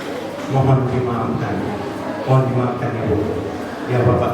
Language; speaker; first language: Indonesian; native; Indonesian